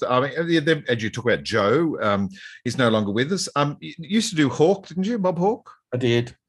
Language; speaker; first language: English; native; English